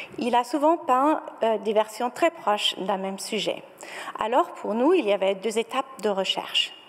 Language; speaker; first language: French; non-native, fluent; German